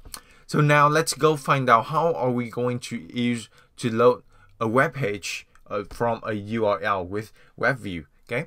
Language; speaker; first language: English; non-native, fluent; Vietnamese